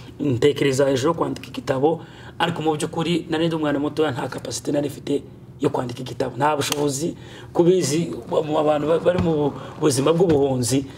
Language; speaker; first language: Kinyarwanda; early bilingual, heritage; Kinyarwanda